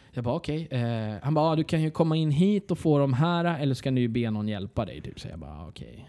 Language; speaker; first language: Swedish; early bilingual, other home language; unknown